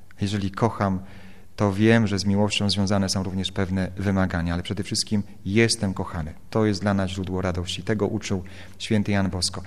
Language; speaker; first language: Polish; native; Polish